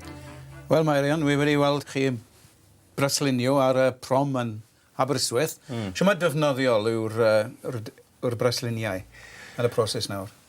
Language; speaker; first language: Welsh; native; Welsh